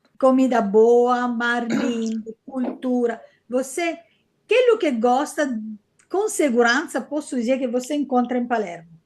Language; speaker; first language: Portuguese; non-native, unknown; Italian